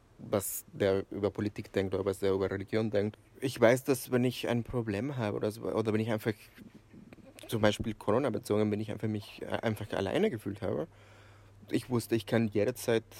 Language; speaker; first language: German; non-native, fluent; Spanish